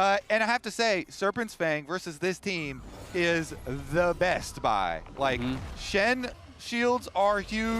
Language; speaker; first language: English; native; English